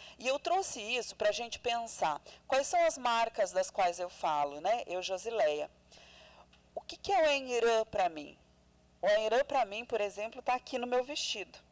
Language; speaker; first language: Portuguese; non-native, local second language; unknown